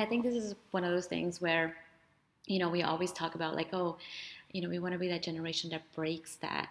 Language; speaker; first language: English; early bilingual, other home language; Spanish